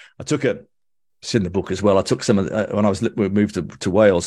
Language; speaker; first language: English; native; English